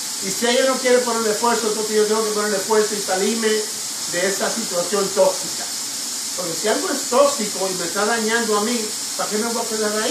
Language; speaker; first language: Spanish; early bilingual, heritage; Spanish